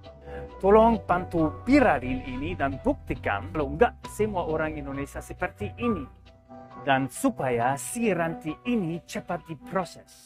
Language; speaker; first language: Indonesian; non-native, fluent; German